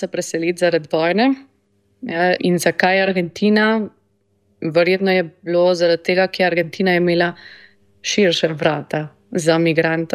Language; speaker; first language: Slovenian; non-native, fluent; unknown